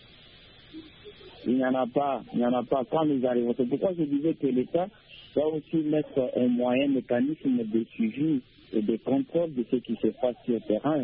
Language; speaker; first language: French; non-native, local second language; Luba-Lulua